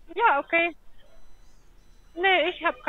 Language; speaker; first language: German; non-native, learner; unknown